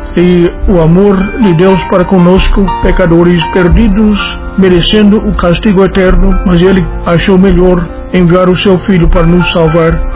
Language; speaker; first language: Portuguese; non-native, fluent; English